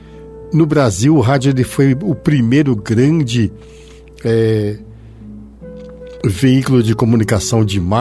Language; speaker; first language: Portuguese; native; Portuguese